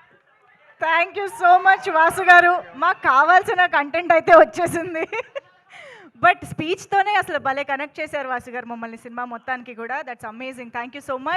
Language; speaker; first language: Telugu; native; Telugu